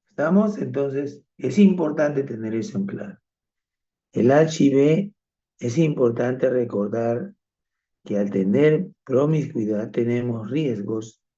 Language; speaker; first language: Spanish; native; Spanish